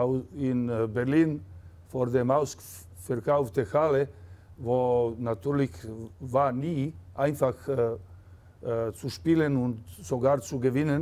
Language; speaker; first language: German; non-native, fluent; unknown